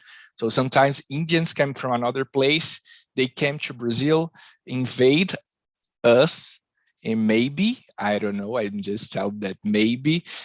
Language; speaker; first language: English; non-native, learner; Portuguese